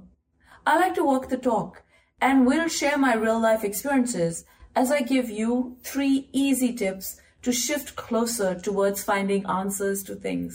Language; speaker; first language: English; non-native, local second language; Hindi